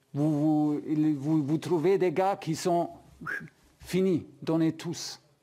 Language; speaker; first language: French; non-native, fluent; German